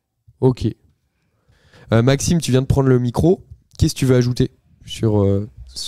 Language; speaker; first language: French; native; French